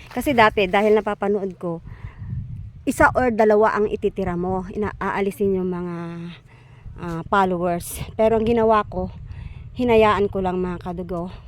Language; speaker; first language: Filipino; non-native, local second language; Iloko